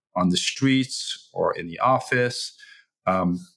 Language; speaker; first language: English; early bilingual, other home language; Chinese